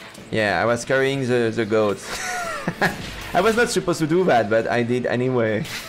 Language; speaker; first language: English; non-native, fluent; French